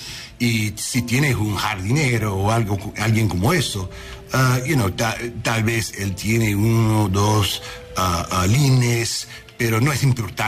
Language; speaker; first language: Spanish; non-native, learner; English